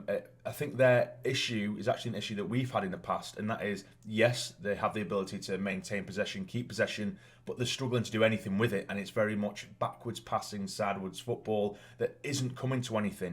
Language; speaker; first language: English; native; English